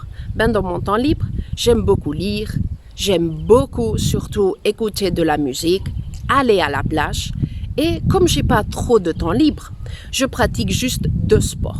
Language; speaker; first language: French; non-native, fluent; Spanish